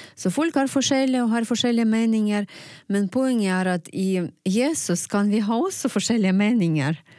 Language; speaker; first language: Norwegian; non-native, fluent; Ukrainian